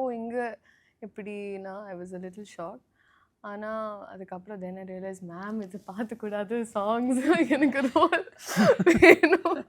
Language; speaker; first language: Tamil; non-native, learner; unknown